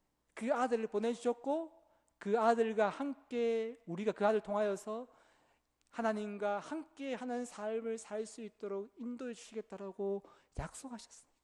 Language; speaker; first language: Korean; native; Korean